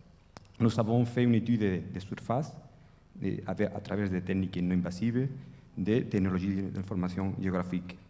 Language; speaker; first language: French; non-native, fluent; Spanish